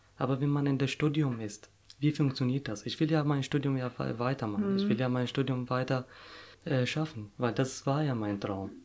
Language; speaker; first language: German; non-native, fluent; Arabic